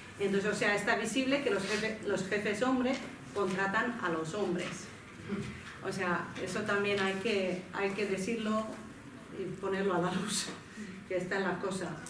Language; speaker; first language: Spanish; non-native, fluent; Finnish